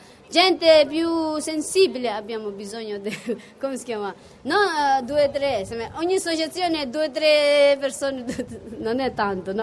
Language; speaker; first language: Italian; non-native, fluent; Tibetan